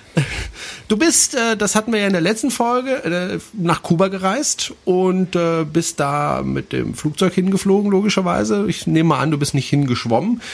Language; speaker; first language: German; non-native, fluent; French